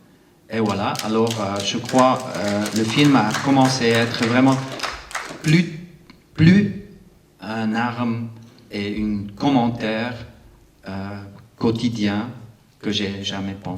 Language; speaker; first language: French; non-native, local second language; Arabic